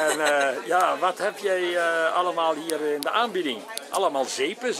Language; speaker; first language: Dutch; native; Dutch